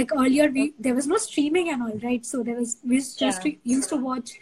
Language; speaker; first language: English; non-native, local second language; Bangla